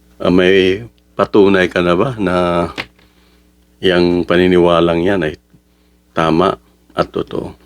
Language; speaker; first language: Filipino; non-native, local second language; Cebuano